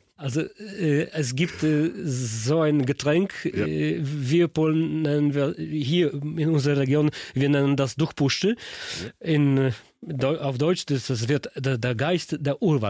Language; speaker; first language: German; non-native, learner; Polish